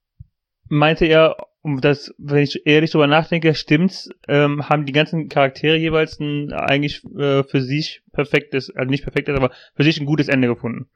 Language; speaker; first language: German; native; German